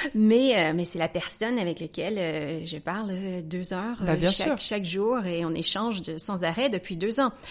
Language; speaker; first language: French; native; French